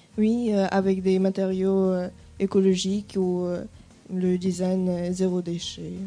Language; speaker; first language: French; non-native, fluent; Russian